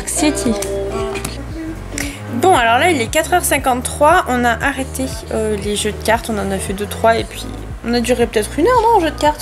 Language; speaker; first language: French; native; French